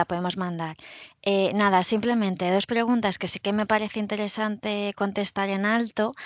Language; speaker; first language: Spanish; native; Spanish